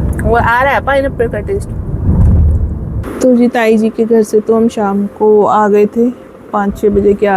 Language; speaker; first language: Hindi; native; Hindi